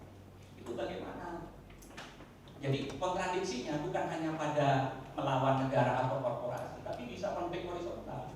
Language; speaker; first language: Indonesian; native; Indonesian